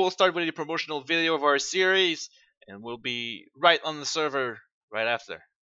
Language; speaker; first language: English; non-native, fluent; French